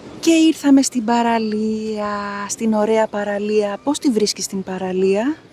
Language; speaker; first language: Greek; native; Greek